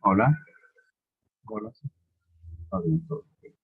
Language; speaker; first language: Spanish; native; Spanish